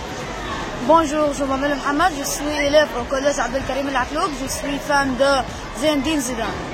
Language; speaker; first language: French; non-native, learner; Arabic